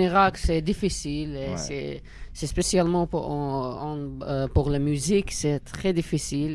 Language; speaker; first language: French; non-native, learner; Arabic